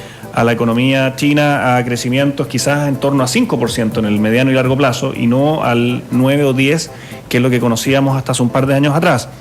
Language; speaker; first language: Spanish; native; Spanish